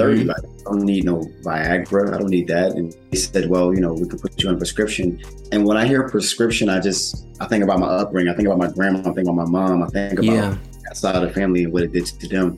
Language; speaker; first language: English; native; English